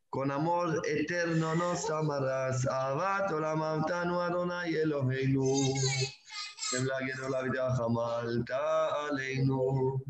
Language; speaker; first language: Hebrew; non-native, fluent; Spanish